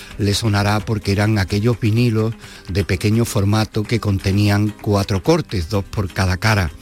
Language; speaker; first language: Spanish; native; Spanish